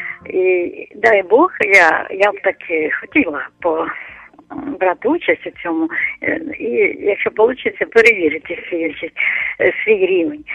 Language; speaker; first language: Ukrainian; non-native, local second language; Russian